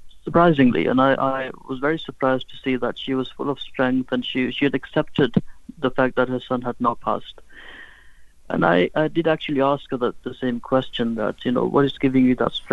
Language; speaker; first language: English; non-native, local second language; Urdu